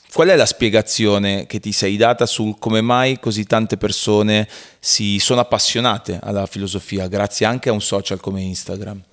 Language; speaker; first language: Italian; native; Italian